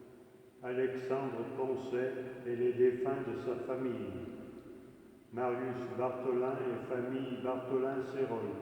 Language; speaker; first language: French; native; French